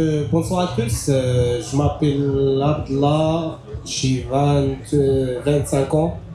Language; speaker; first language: French; non-native, learner; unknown